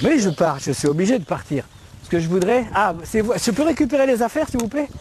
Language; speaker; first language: French; native; French